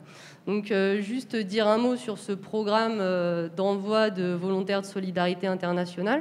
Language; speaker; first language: French; native; French